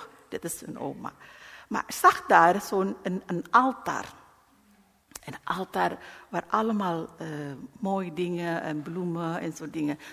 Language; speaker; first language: Dutch; non-native, learner; Indonesian